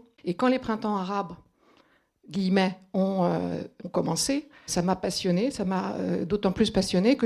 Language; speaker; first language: French; native; French